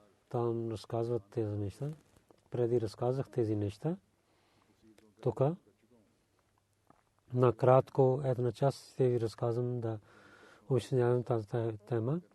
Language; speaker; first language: Bulgarian; non-native, learner; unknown